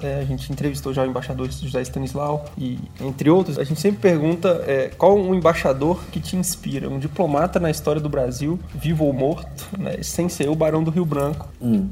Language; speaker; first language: Portuguese; native; Portuguese